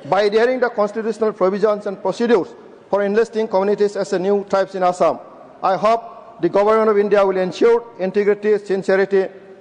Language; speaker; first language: English; non-native, local second language; Bodo